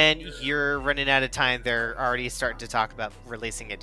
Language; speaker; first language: English; native; English